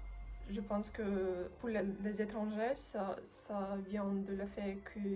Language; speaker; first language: French; non-native, learner; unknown